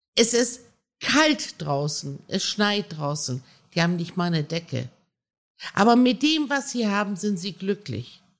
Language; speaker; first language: German; early bilingual, other home language; Persian